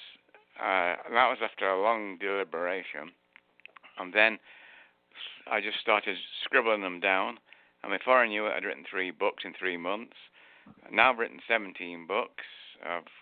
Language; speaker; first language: English; native; English